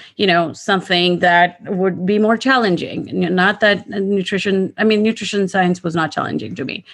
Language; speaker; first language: English; non-native, local second language; Gujarati